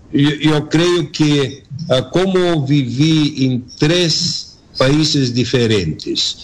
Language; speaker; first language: Spanish; non-native, learner; Bulgarian